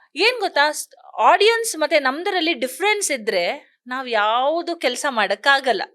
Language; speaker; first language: Kannada; non-native, local second language; Konkani